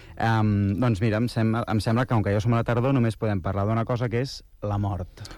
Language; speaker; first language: Catalan; native; Catalan